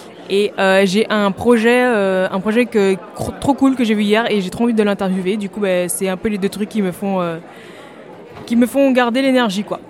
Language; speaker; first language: French; native; French